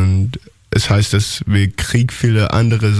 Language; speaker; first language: German; non-native, learner; English